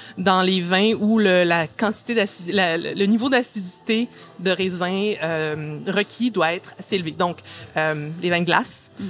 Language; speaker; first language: French; native; French